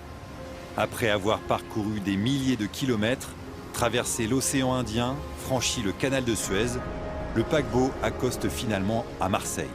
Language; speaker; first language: French; native; French